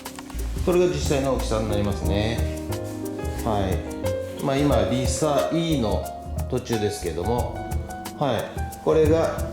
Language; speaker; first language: Japanese; native; Japanese